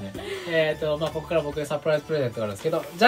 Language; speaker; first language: Japanese; native; Japanese